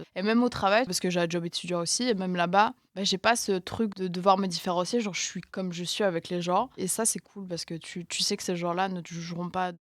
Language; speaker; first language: French; native; French